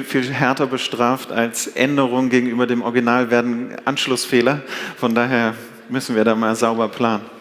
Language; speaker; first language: German; native; German